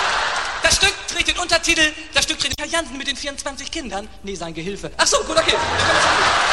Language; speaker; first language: German; native; German